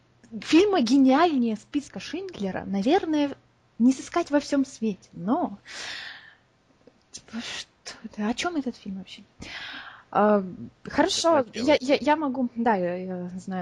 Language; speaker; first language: Russian; native; Russian